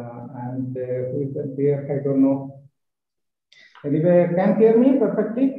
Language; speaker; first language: English; non-native, learner; Malayalam